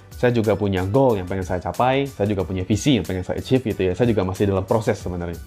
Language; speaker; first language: Indonesian; native; Indonesian